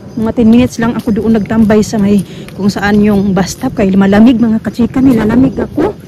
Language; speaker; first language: Filipino; non-native, local second language; Cebuano